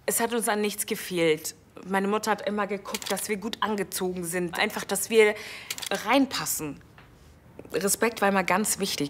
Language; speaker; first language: German; early bilingual, other home language; Wolof